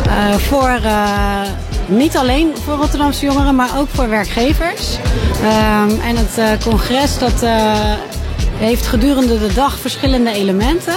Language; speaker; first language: Dutch; native; Dutch